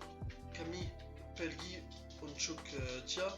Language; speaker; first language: Indonesian; non-native, learner; French